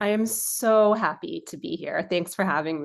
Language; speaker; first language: English; native; English